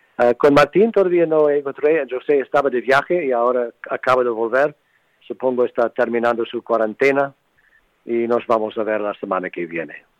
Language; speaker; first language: Spanish; non-native, fluent; English